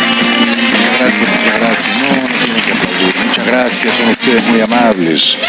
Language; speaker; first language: Spanish; native; Spanish